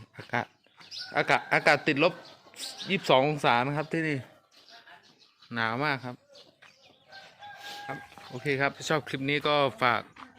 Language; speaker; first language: Thai; native; Thai